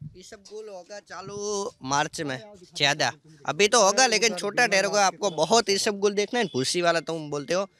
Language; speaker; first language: Hindi; non-native, local second language; Gujarati